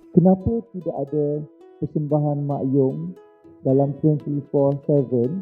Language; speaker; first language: Malay; native; Malay